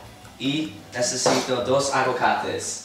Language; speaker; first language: Spanish; non-native, learner; English